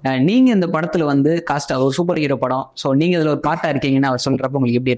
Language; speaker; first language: Tamil; native; Tamil